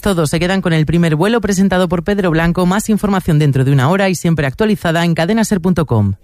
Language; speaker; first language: Spanish; native; Spanish